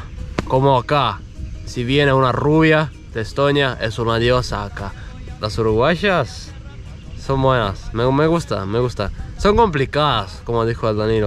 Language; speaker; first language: Spanish; non-native, fluent; Estonian